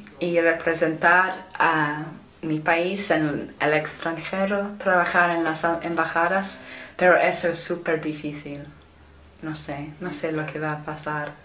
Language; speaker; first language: Spanish; non-native, learner; English